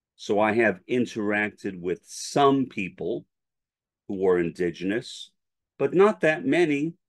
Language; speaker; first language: English; native; English